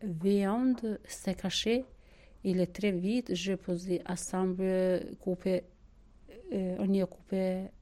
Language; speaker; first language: French; non-native, learner; Albanian